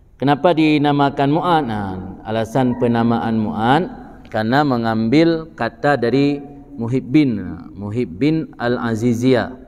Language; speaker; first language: Malay; non-native, local second language; Achinese